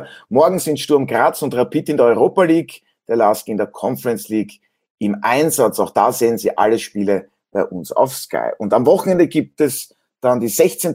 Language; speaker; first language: German; native; German